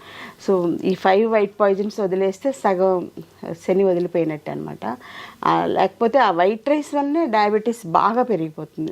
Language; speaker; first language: Telugu; native; Telugu